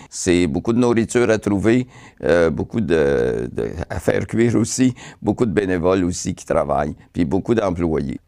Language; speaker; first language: French; native; French